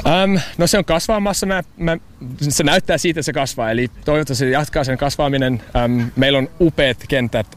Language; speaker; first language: Finnish; non-native, learner; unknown